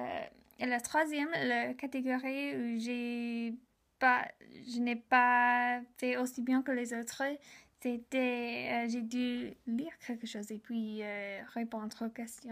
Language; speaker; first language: French; non-native, learner; English